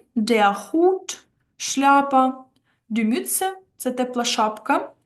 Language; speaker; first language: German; non-native, fluent; Ukrainian